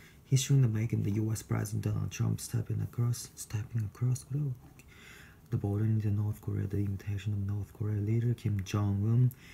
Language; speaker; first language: English; non-native, fluent; Japanese